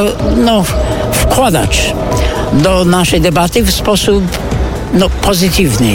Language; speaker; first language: Polish; non-native, fluent; English